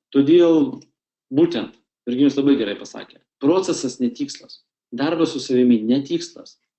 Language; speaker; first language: Lithuanian; non-native, local second language; Russian